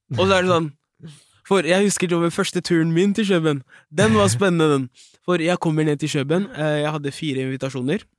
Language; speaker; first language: Norwegian; early bilingual, other home language; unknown